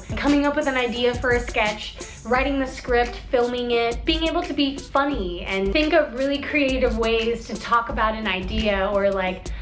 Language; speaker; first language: English; native; English